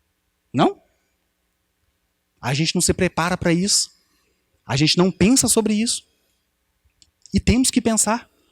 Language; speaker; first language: Portuguese; native; Portuguese